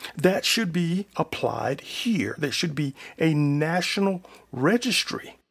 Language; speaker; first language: English; native; English